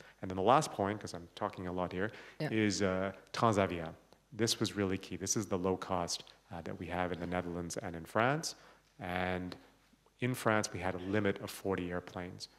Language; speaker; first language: English; native; English